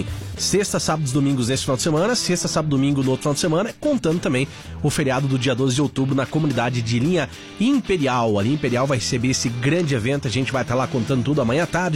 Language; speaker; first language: Portuguese; native; Portuguese